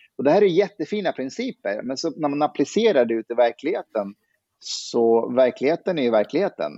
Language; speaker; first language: Swedish; early bilingual, other home language; Persian